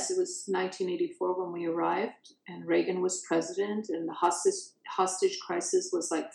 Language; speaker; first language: English; early bilingual, other home language; Persian